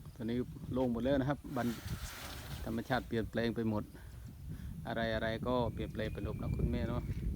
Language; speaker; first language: Thai; non-native, local second language; Northern Khmer